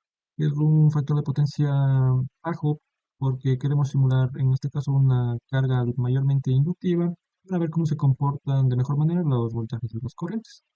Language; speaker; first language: Spanish; native; Spanish